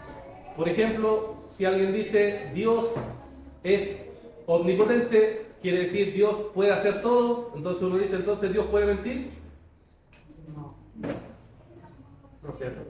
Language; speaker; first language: Spanish; native; Spanish